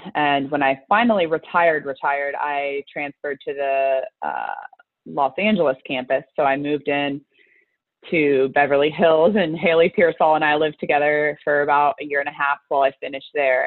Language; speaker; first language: English; native; English